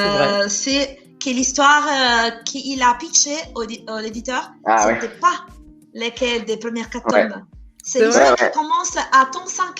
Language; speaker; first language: French; non-native, fluent; Italian